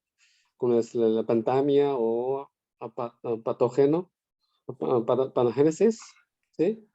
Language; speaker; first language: Spanish; non-native, learner; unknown